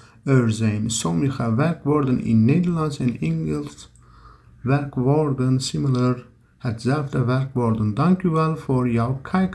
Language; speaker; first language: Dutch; non-native, learner; Turkish